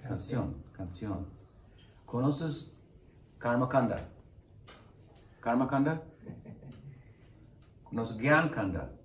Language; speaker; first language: Spanish; non-native, learner; English